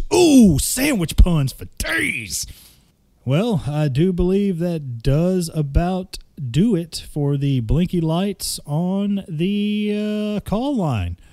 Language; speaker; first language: English; native; English